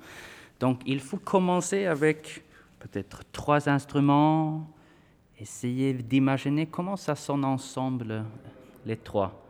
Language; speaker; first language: French; non-native, fluent; Swedish